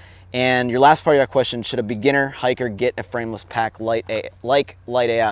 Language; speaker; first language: English; native; English